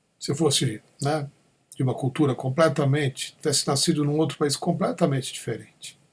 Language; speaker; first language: Portuguese; native; Portuguese